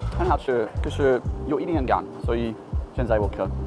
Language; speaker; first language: Chinese; non-native, learner; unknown